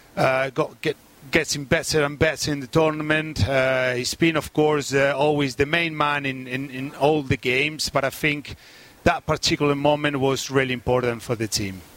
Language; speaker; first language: English; non-native, fluent; Spanish